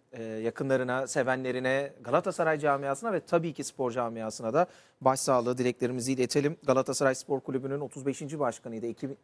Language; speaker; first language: Turkish; native; Turkish